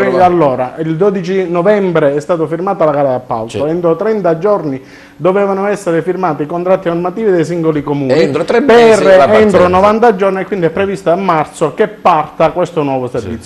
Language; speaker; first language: Italian; native; Italian